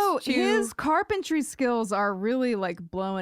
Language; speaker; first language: English; native; English